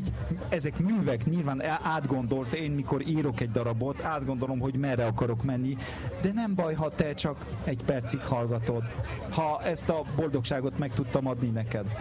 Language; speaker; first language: Hungarian; early bilingual, heritage; French